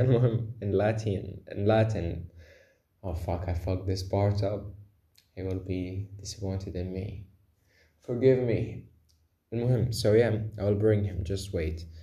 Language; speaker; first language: English; non-native, fluent; Arabic